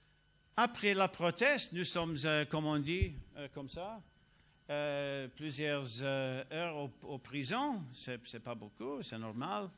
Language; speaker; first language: French; non-native, learner; English